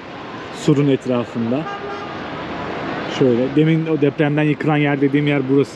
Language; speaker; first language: Turkish; native; Turkish